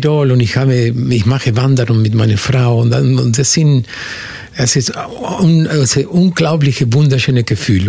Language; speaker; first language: German; non-native, fluent; Spanish